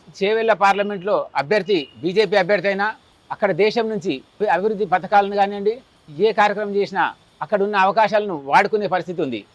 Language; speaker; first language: Telugu; native; Telugu